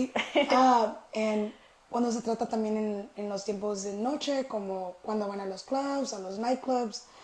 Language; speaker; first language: Spanish; early bilingual, heritage; Spanish